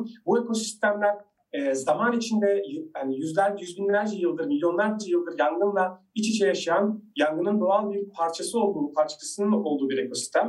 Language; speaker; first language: Turkish; native; Turkish